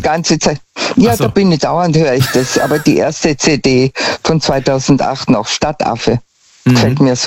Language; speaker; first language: German; native; German